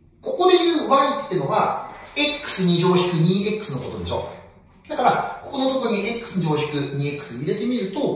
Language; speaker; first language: Japanese; native; Japanese